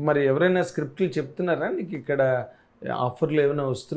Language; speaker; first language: Telugu; native; Telugu